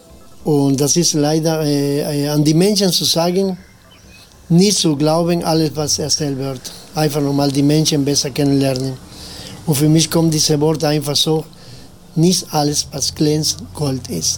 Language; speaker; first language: German; non-native, fluent; Spanish